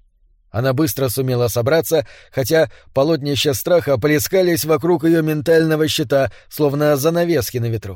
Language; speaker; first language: Russian; native; Russian